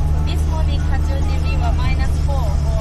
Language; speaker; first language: English; non-native, learner; Japanese